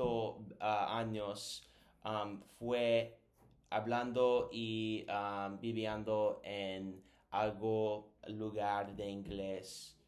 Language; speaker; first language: Spanish; non-native, learner; English